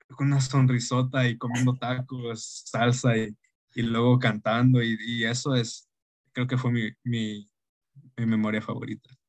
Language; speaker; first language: Spanish; early bilingual, heritage; Spanish